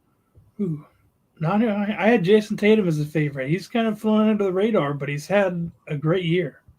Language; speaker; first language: English; native; English